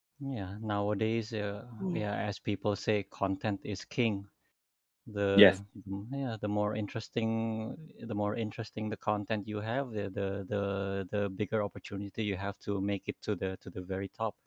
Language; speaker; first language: English; non-native, fluent; Indonesian